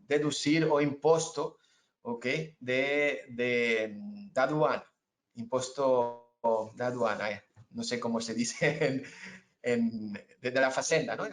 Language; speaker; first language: Portuguese; non-native, learner; Spanish